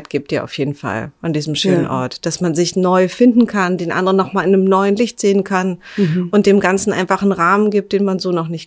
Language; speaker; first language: German; native; German